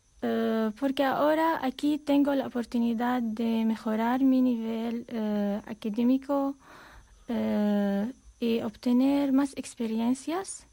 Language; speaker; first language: Spanish; non-native, fluent; Armenian